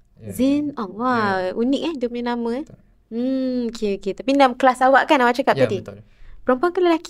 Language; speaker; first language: Malay; native; Malay